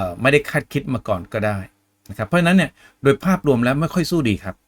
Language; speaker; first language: Thai; native; Thai